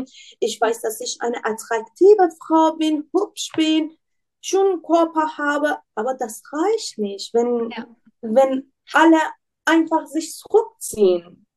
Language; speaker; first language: German; non-native, learner; Persian